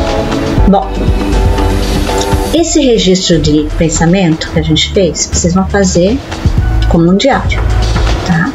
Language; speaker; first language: Portuguese; native; Portuguese